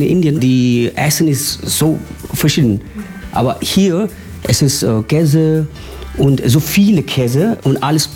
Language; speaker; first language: German; non-native, learner; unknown